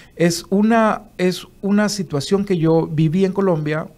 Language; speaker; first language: Spanish; native; Spanish